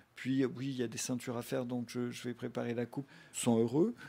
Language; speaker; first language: French; native; French